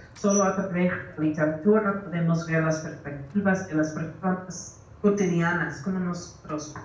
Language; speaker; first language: Spanish; early bilingual, other home language; English